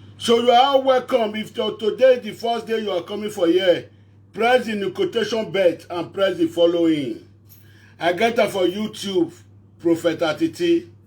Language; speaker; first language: Nigerian Pidgin; non-native, local second language; Bini